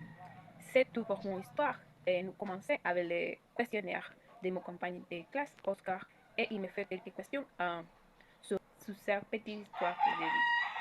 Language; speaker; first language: French; non-native, learner; Spanish